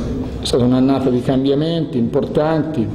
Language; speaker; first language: Italian; native; Italian